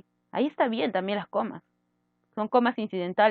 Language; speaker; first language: Spanish; native; Spanish